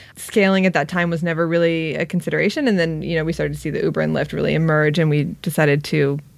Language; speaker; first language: English; native; English